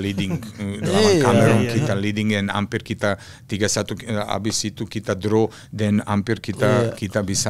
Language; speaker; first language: Indonesian; non-native, fluent; Serbian